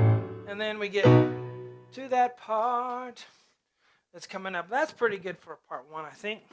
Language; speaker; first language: English; native; English